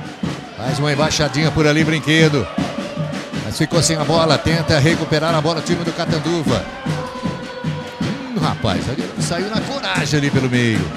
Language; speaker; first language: Portuguese; native; Portuguese